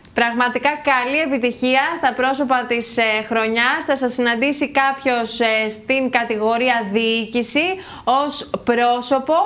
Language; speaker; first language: Greek; native; Greek